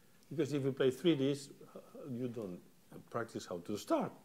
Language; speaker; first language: English; non-native, fluent; Catalan